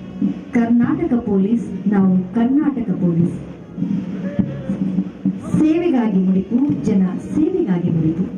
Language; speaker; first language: Kannada; native; Kannada